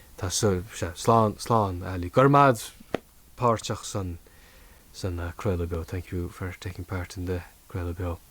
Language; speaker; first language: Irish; native; Irish